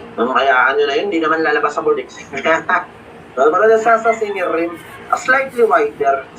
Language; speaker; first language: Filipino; non-native, local second language; Hiligaynon